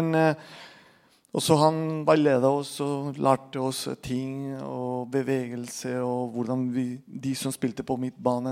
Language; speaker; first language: Norwegian; non-native, fluent; Spanish